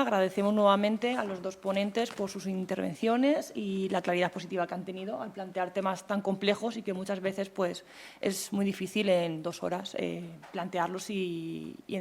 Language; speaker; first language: Spanish; native; Spanish